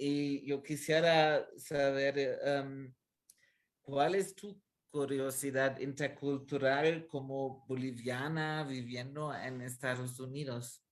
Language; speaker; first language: Spanish; non-native, fluent; German